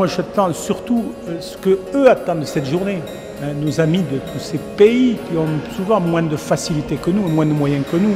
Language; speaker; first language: French; native; French